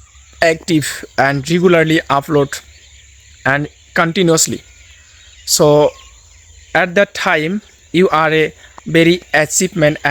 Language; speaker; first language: English; non-native, learner; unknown